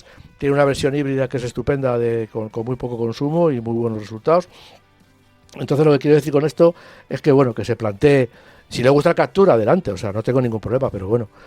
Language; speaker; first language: Spanish; native; Spanish